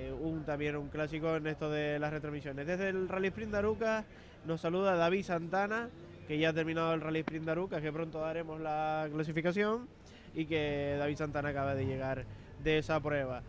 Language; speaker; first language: Spanish; native; Spanish